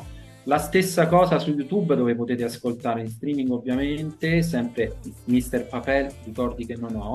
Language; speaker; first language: Italian; native; Italian